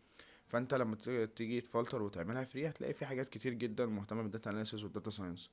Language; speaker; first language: Arabic; native; Arabic